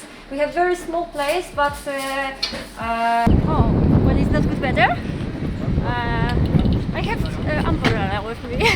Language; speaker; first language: English; non-native, learner; Polish